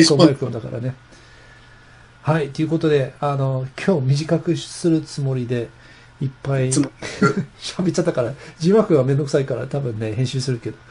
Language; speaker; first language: Japanese; non-native, fluent; English